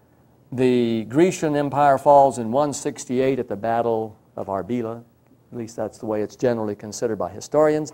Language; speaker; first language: English; native; English